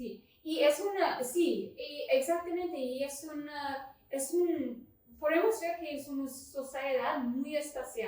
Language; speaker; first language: Spanish; non-native, fluent; English